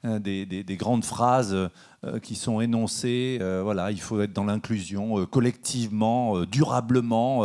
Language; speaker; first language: French; native; French